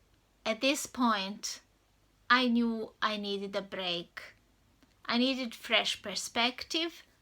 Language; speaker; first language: English; non-native, fluent; Serbian